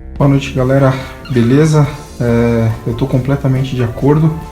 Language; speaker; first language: Portuguese; native; Portuguese